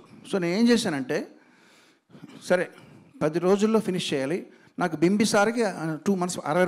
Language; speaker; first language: Telugu; native; Telugu